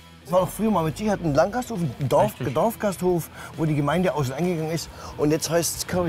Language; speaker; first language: German; native; German